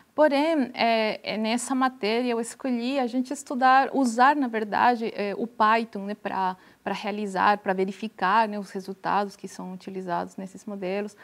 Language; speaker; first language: Portuguese; non-native, fluent; Spanish